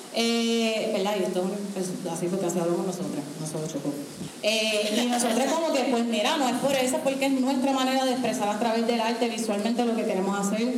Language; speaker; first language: Spanish; native; Spanish